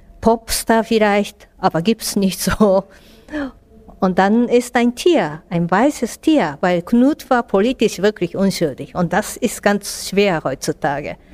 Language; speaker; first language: German; non-native, fluent; Japanese